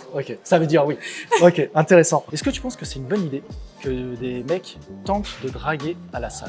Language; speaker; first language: French; native; French